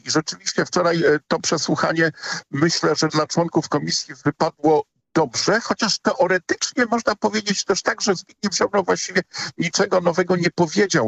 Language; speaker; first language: Polish; native; Polish